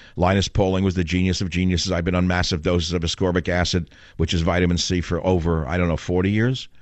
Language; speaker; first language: English; native; English